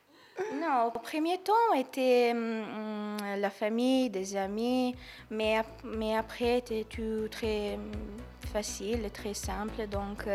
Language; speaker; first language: French; non-native, learner; Italian